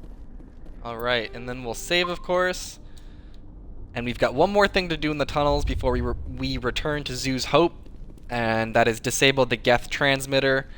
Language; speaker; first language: English; native; English